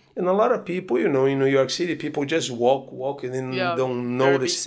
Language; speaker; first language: English; non-native, fluent; Portuguese